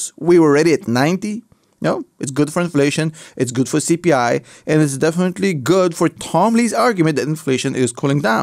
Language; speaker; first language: English; native; English